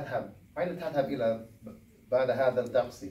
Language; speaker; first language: Arabic; non-native, learner; English